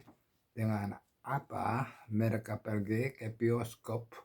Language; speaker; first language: Indonesian; non-native, learner; Korean